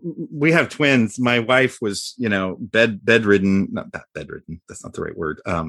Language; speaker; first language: English; early bilingual, other home language; Spanish